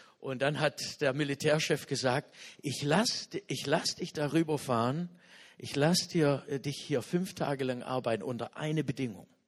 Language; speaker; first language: German; non-native, fluent; English